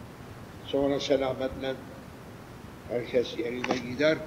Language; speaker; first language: Turkish; native; Turkish